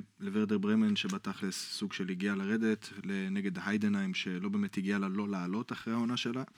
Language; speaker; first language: Hebrew; native; Hebrew